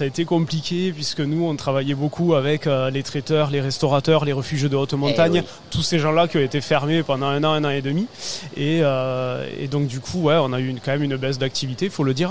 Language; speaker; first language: French; native; French